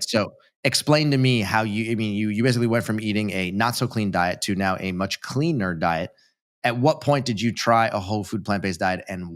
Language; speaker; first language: English; native; English